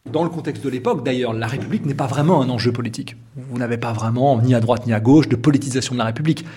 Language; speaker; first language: French; native; French